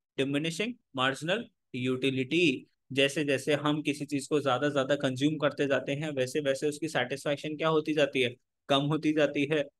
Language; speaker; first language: Hindi; native; Hindi